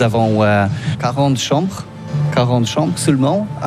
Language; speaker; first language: French; non-native, learner; Polish